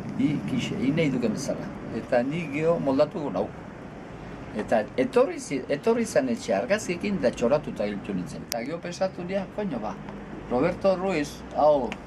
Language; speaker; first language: Basque; native; Basque